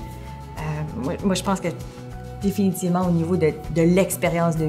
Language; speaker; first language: French; native; French